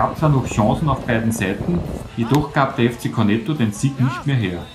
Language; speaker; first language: German; native; German